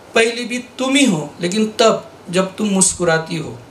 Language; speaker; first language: Hindi; non-native, local second language; Marathi